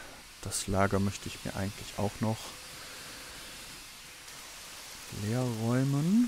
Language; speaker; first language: German; native; German